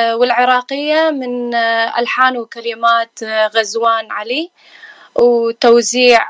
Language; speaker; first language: Arabic; native; Arabic